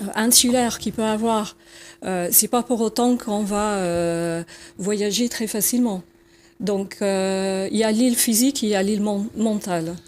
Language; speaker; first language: French; non-native, fluent; English